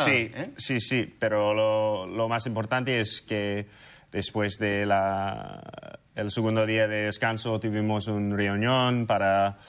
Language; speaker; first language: Spanish; non-native, fluent; English